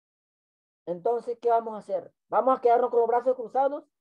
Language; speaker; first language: Spanish; non-native, local second language; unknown